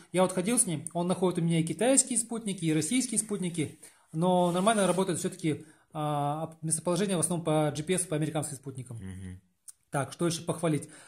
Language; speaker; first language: Russian; native; Russian